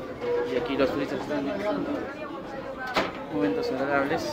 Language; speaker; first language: Spanish; native; Spanish